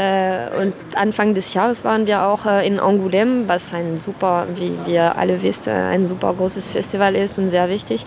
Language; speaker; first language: German; non-native, fluent; French